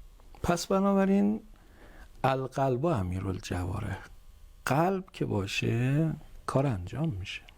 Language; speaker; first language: Persian; native; Persian